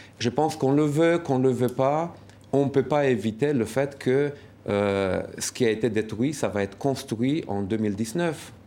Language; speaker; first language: French; non-native, fluent; Romanian